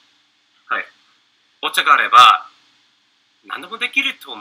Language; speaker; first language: Japanese; non-native, learner; English